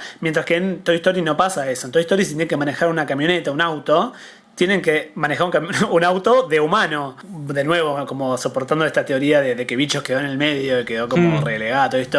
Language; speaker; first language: Spanish; native; Spanish